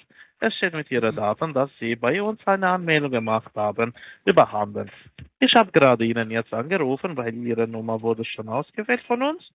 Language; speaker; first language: German; non-native, learner; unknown